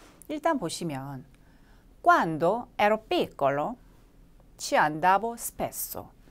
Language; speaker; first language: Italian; non-native, fluent; Korean